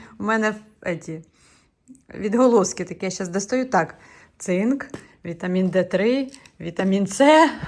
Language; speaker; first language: Ukrainian; native; Ukrainian